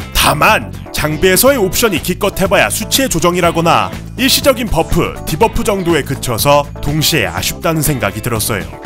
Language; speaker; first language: Korean; native; Korean